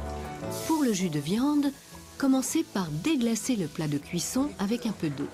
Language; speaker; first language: French; native; French